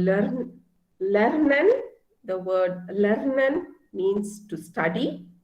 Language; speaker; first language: German; non-native, fluent; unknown